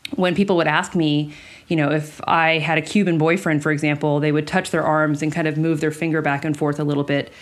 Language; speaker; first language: English; early bilingual, other home language; Spanish